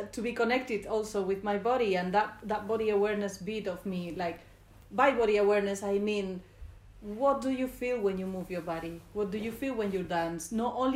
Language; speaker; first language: English; non-native, fluent; Spanish